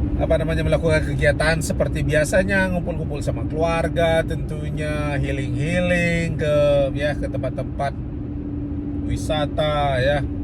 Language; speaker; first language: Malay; non-native, local second language; Balinese